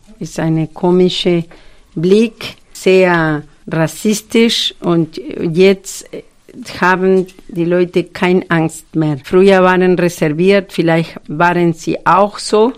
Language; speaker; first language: German; non-native, fluent; Spanish